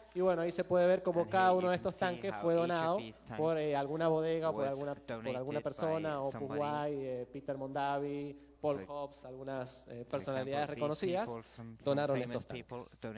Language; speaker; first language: Spanish; native; Spanish